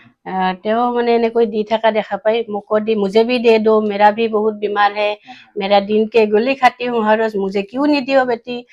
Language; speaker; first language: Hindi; non-native, local second language; Assamese